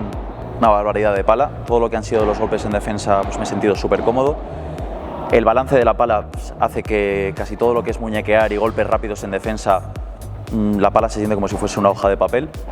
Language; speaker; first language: Spanish; native; Spanish